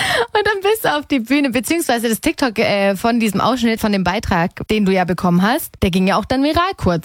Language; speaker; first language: German; native; German